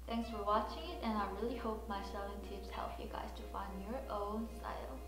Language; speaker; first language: English; non-native, fluent; Korean